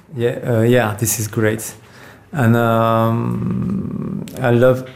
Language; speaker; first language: English; non-native, fluent; French